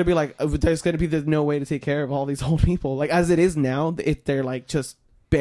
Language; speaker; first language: English; native; English